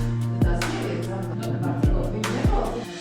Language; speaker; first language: Latvian; native; Latvian